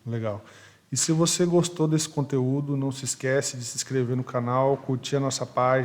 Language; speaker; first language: Portuguese; native; Portuguese